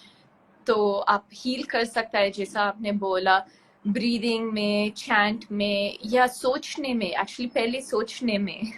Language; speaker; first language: Hindi; non-native, local second language; Tulu